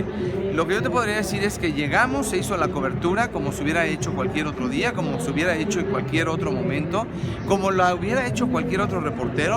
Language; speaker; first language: Spanish; native; Spanish